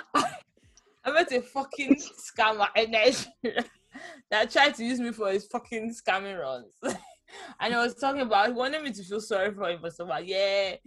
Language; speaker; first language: English; non-native, local second language; Yoruba